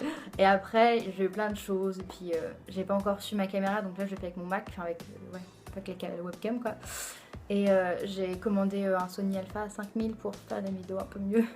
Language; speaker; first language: French; native; French